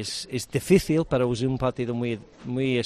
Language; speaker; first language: Spanish; non-native, learner; English